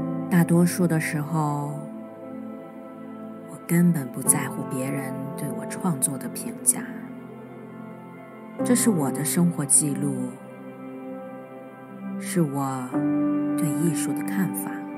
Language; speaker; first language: Chinese; native; Chinese